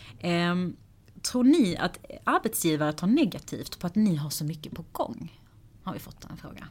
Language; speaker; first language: Swedish; early bilingual, other home language; Persian